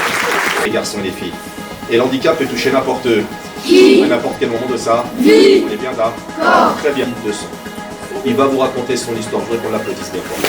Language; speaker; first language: French; native; French